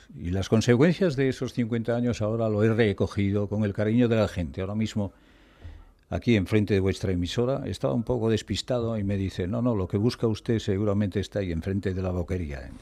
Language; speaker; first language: Spanish; native; Spanish